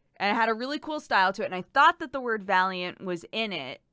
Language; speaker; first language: English; native; English